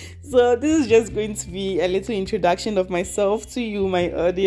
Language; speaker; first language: English; non-native, local second language; Akan